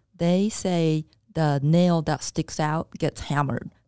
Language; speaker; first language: English; non-native, fluent; Japanese